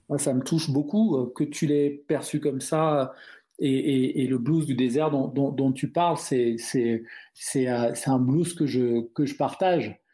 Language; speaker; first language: French; non-native, local second language; Duala